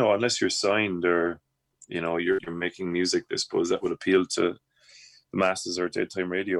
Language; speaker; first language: English; native; English